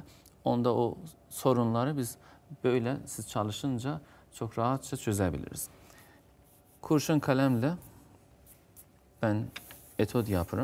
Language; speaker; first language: Turkish; non-native, fluent; Azerbaijani